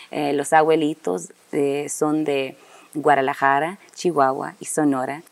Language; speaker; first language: Spanish; early bilingual, heritage; Spanish